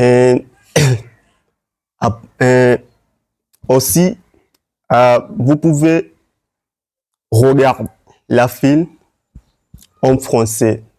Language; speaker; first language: French; non-native, learner; Swahili